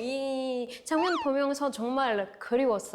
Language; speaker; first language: Korean; non-native, fluent; French